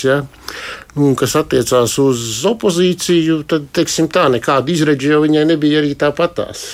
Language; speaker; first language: Latvian; native; Latvian